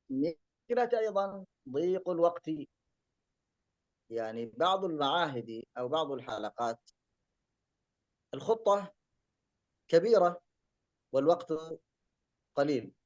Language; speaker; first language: Arabic; native; Arabic